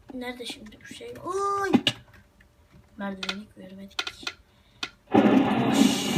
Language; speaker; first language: Turkish; native; Turkish